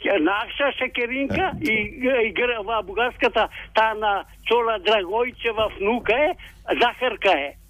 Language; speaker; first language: Macedonian; native; Macedonian